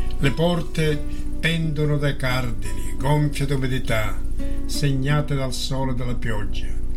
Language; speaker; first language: Italian; native; Italian